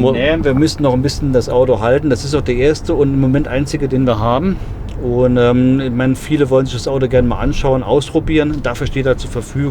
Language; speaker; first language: German; native; German